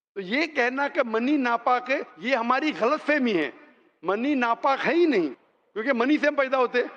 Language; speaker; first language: Hindi; non-native, local second language; Konkani